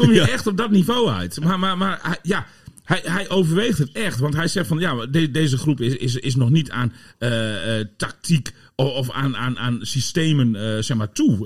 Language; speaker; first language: Dutch; native; Dutch